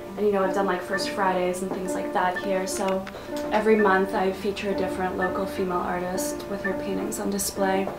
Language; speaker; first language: English; native; English